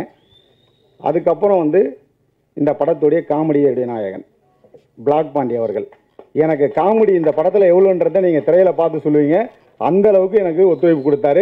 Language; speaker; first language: Tamil; native; Tamil